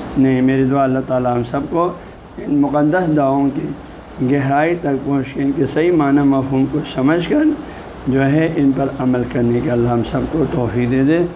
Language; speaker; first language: Urdu; non-native, local second language; Balti